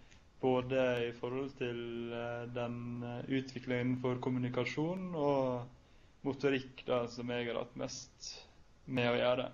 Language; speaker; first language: Norwegian; native; Norwegian